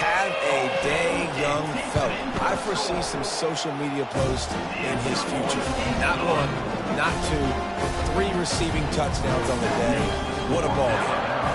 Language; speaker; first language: English; native; English